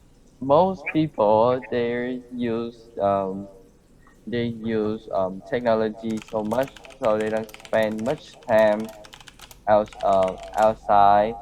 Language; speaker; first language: English; non-native, learner; Vietnamese